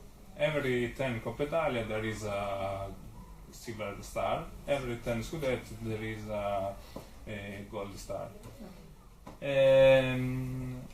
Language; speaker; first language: English; non-native, learner; Italian